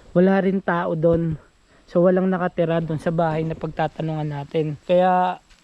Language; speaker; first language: Filipino; native; Filipino